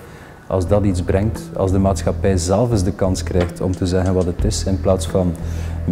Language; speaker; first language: Dutch; native; Dutch